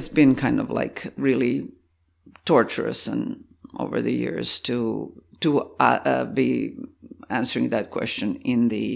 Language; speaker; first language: English; non-native, fluent; Croatian